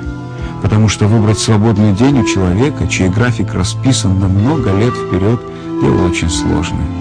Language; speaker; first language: Russian; native; Russian